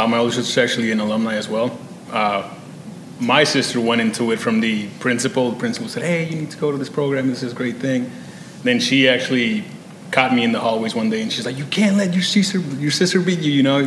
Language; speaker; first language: English; early bilingual, other home language; Spanish